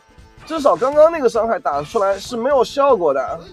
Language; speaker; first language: Chinese; native; Chinese